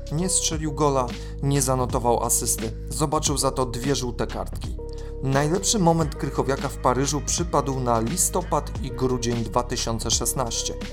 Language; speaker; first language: Polish; native; Polish